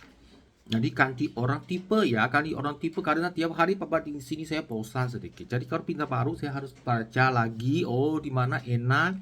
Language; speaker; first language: Indonesian; non-native, learner; Chinese